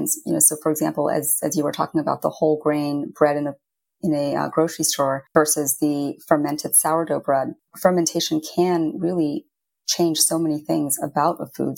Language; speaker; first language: English; native; English